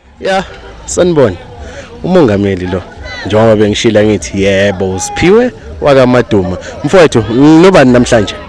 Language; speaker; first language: Zulu; native; Zulu